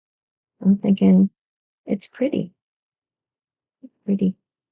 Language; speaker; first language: English; native; English